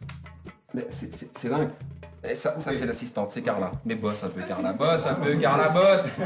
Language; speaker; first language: French; native; French